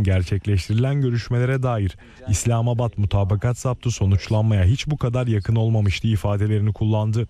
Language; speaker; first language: Turkish; native; Turkish